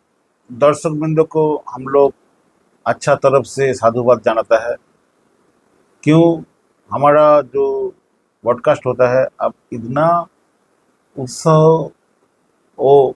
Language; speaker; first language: Hindi; non-native, local second language; Bangla